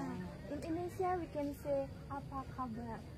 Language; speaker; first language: English; non-native, learner; Javanese